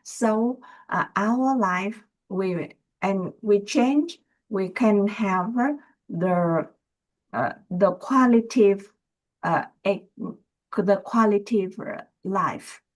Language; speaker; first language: English; non-native, learner; Vietnamese